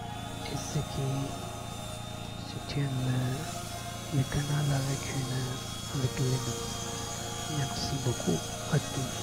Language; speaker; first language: French; non-native, learner; Italian